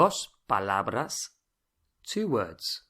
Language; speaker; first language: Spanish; non-native, fluent; English